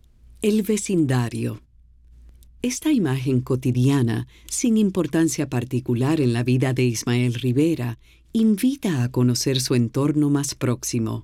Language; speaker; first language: Spanish; native; Spanish